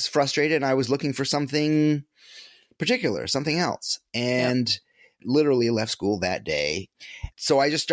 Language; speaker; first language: English; native; English